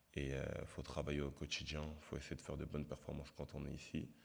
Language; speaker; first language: French; native; French